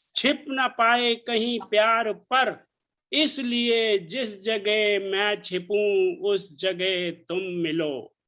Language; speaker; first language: Hindi; native; Hindi